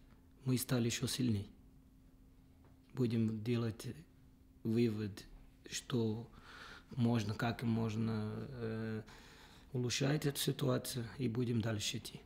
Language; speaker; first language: Russian; non-native, fluent; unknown